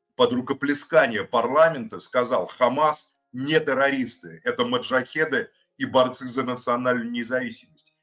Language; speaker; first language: Russian; native; Russian